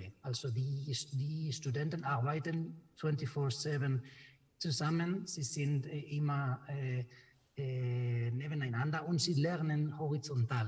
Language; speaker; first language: German; non-native, fluent; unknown